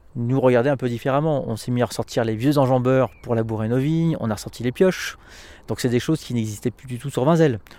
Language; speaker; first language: French; native; French